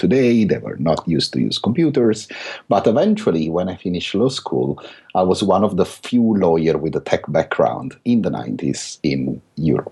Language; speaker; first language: English; non-native, fluent; Italian